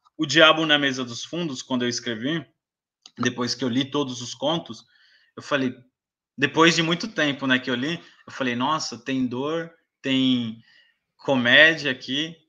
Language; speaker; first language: Portuguese; native; Portuguese